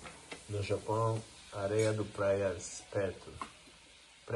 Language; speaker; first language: Portuguese; non-native, learner; English